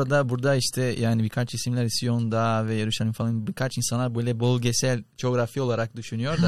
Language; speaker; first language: Turkish; non-native, learner; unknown